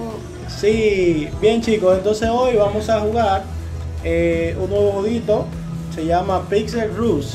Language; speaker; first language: Spanish; native; Spanish